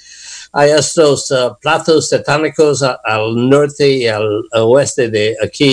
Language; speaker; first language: Spanish; non-native, learner; English